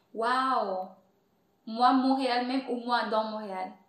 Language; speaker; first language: French; non-native, fluent; Portuguese